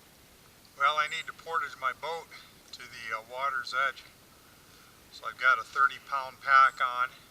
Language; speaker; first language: English; native; English